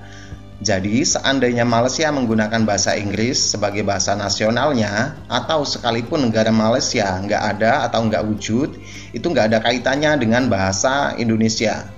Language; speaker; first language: Indonesian; native; Indonesian